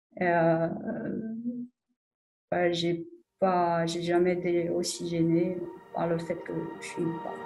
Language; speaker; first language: French; non-native, fluent; Chinese